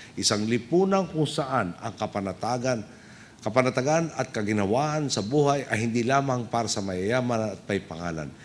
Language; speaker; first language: Filipino; native; Filipino